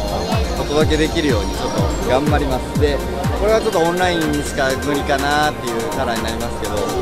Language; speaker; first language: Japanese; native; Japanese